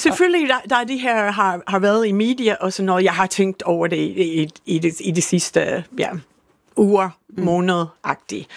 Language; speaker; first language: Danish; non-native, fluent; English